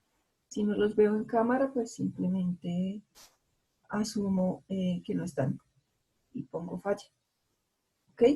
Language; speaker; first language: Spanish; native; Spanish